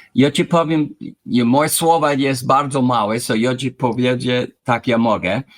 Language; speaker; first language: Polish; early bilingual, heritage; English